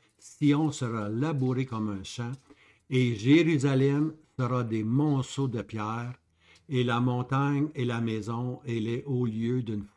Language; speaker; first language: French; native; French